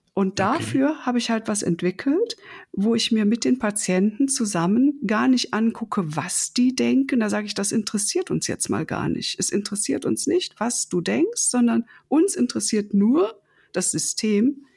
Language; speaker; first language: German; native; German